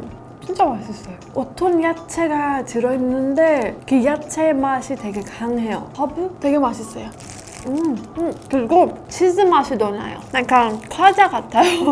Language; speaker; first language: Korean; non-native, fluent; Persian